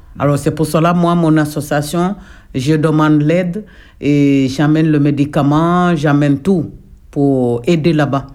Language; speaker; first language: French; non-native, local second language; Jola-Fonyi